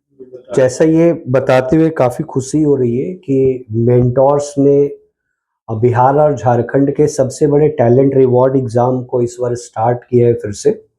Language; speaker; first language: Hindi; native; Hindi